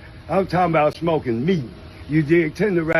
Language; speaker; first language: English; native; English